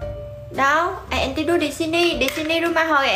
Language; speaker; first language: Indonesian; non-native, learner; Vietnamese